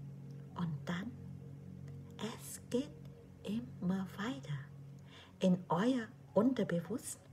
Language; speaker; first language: German; non-native, learner; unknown